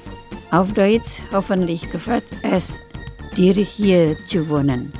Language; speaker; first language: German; non-native, fluent; Indonesian